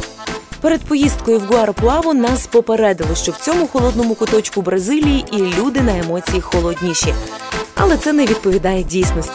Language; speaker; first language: Ukrainian; native; Ukrainian